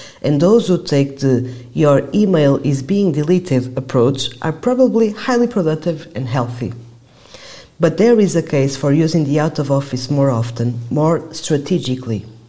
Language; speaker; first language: English; non-native, fluent; Portuguese